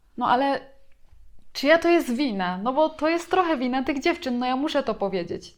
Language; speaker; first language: Polish; native; Polish